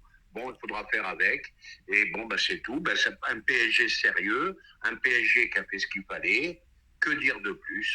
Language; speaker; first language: French; native; French